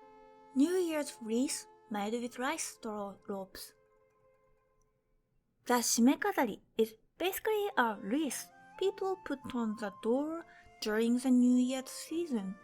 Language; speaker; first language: English; non-native, fluent; Japanese